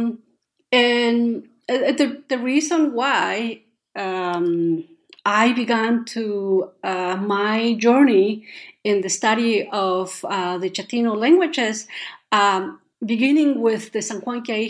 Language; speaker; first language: English; non-native, fluent; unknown